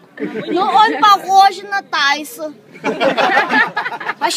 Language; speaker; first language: Russian; non-native, learner; Thai